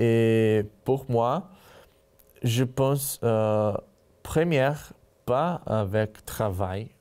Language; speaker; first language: French; non-native, learner; Portuguese